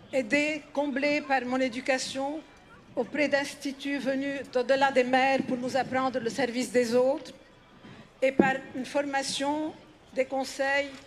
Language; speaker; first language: French; non-native, local second language; Arabic